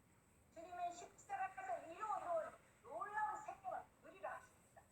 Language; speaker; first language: Korean; native; Korean